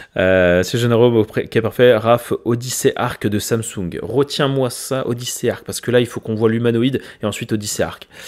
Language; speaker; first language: French; native; French